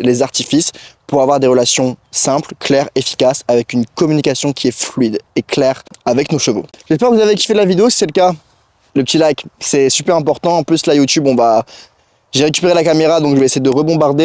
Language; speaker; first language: French; native; French